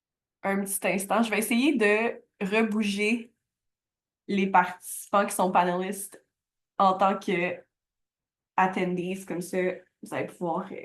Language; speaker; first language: French; native; French